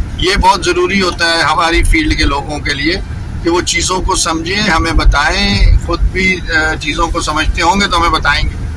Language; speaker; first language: Urdu; native; Urdu